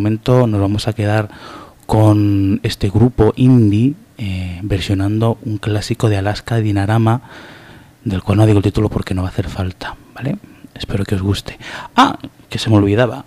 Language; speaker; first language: Spanish; native; Spanish